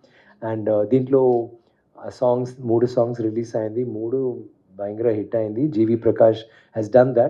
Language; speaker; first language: Telugu; non-native, fluent; Tamil